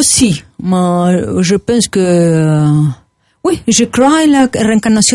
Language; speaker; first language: French; non-native, learner; Spanish